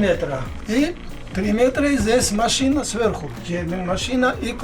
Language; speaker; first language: Russian; non-native, local second language; Georgian